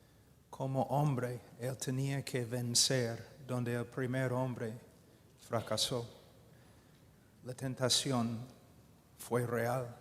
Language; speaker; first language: Spanish; non-native, fluent; English